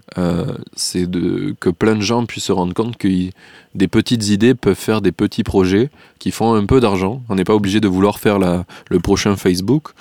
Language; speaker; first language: French; native; French